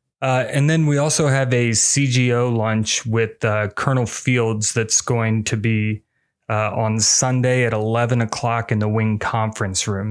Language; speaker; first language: English; native; English